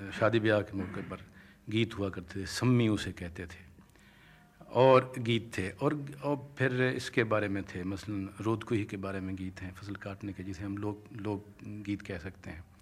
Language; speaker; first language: Urdu; non-native, local second language; Saraiki